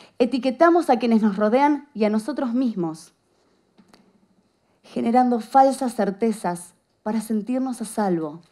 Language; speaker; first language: Spanish; native; Spanish